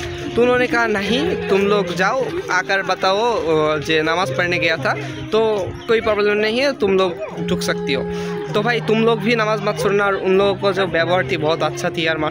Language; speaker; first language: Hindi; non-native, learner; Bangla